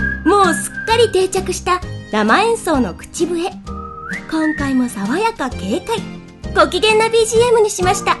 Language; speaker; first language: Japanese; native; Japanese